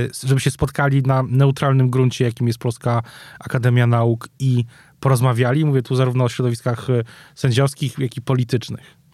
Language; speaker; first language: Polish; native; Polish